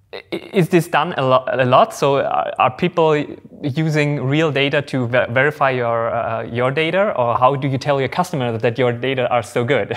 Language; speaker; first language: English; non-native, fluent; German